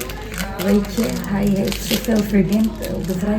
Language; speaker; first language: Dutch; non-native, fluent; Filipino